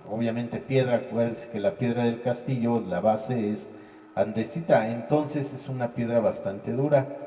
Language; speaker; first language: Spanish; native; Spanish